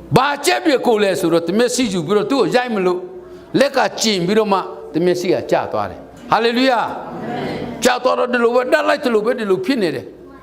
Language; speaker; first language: Burmese; non-native, local second language; Hakha Chin